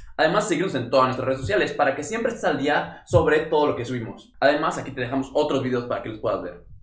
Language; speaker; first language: Spanish; native; Spanish